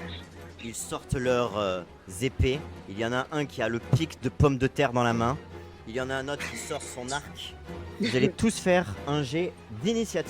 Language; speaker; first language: French; native; French